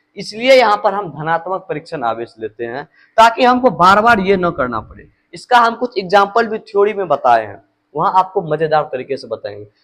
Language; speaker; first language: Hindi; native; Hindi